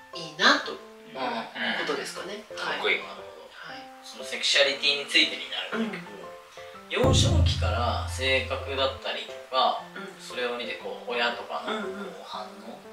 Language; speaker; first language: Japanese; native; Japanese